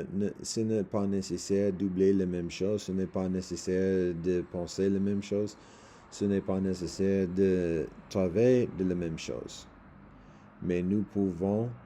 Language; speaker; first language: French; non-native, learner; English